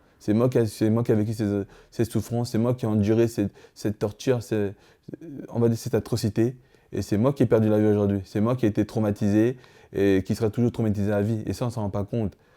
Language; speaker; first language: French; early bilingual, other home language; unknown